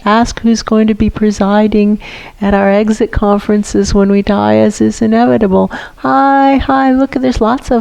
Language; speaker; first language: English; native; English